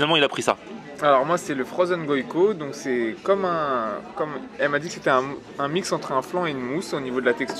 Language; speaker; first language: French; native; French